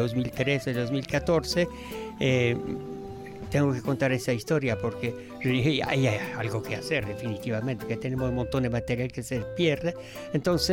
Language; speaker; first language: Spanish; non-native, fluent; French